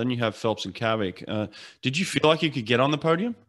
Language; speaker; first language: English; native; English